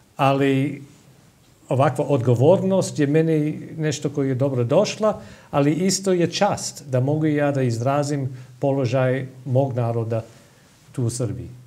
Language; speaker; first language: Serbian; non-native, fluent; English